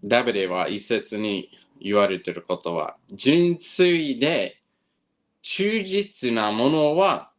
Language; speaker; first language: Japanese; non-native, fluent; English